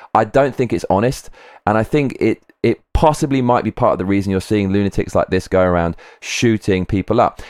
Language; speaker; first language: English; native; English